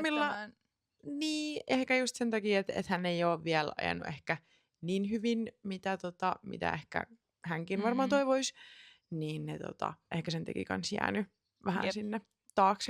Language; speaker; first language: Finnish; native; Finnish